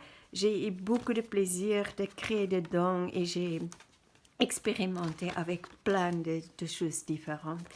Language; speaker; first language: French; non-native, fluent; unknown